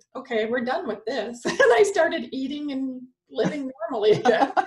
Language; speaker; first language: English; native; English